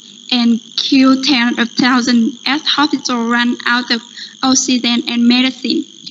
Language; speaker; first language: English; non-native, learner; Vietnamese